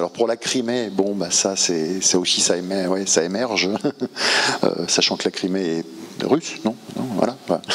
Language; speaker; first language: French; native; French